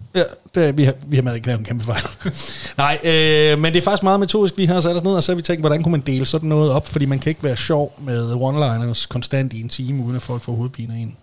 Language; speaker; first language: Danish; native; Danish